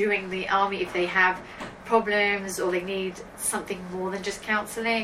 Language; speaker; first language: English; native; English